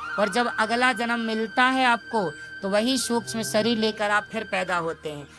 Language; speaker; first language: Hindi; native; Hindi